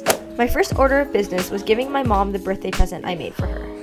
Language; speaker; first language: English; native; English